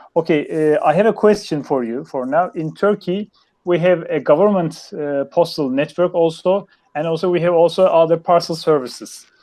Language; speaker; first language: English; non-native, fluent; Turkish